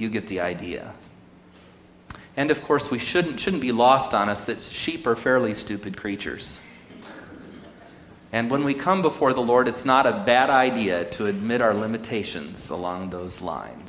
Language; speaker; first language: English; native; English